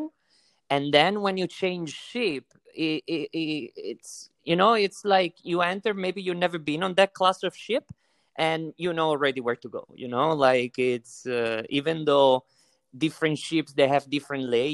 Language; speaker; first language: English; non-native, fluent; Italian